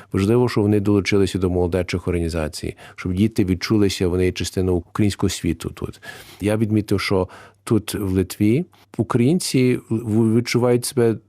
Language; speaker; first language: Ukrainian; early bilingual, heritage; Ukrainian